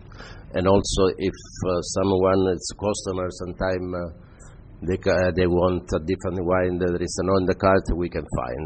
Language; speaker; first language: English; non-native, fluent; Italian